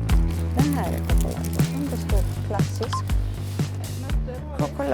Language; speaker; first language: Swedish; non-native, learner; Serbian